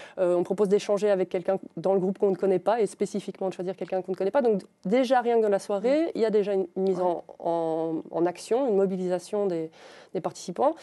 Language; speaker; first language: French; native; French